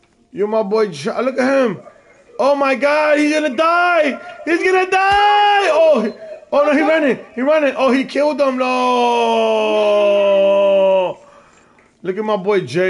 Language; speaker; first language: English; early bilingual, other home language; Spanish